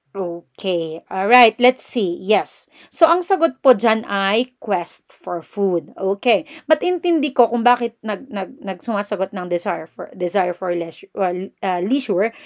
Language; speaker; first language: Filipino; non-native, local second language; Iloko